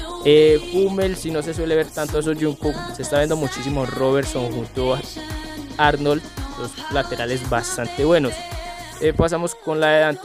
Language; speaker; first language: Spanish; native; Spanish